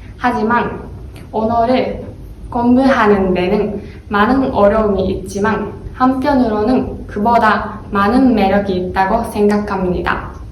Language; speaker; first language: Korean; non-native, learner; Japanese